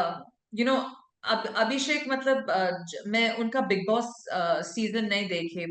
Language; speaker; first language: Hindi; non-native, local second language; English